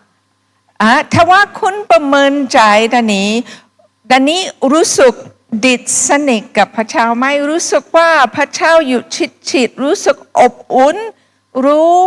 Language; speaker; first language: Thai; non-native, fluent; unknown